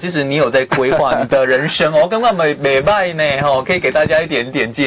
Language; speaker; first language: Chinese; native; Chinese